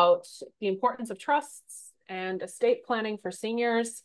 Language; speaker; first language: English; native; English